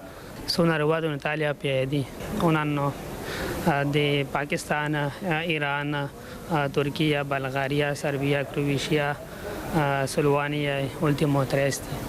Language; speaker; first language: Italian; non-native, learner; Pashto